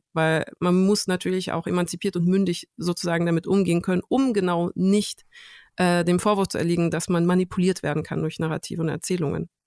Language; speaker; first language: German; native; German